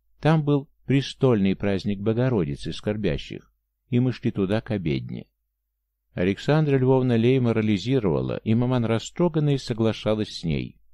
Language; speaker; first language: Russian; native; Russian